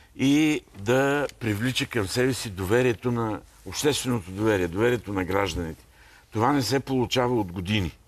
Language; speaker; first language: Bulgarian; native; Bulgarian